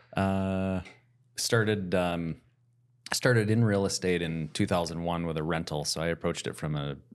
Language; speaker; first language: English; native; English